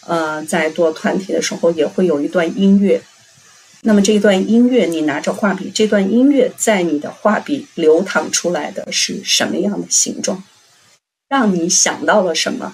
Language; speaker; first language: Chinese; native; Chinese